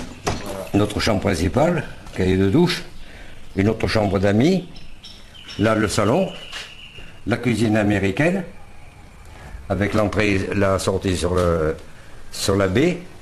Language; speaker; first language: French; native; French